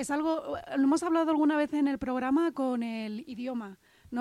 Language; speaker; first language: Spanish; native; Spanish